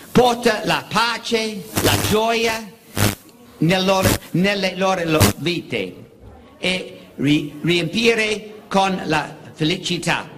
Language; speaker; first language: Italian; non-native, learner; English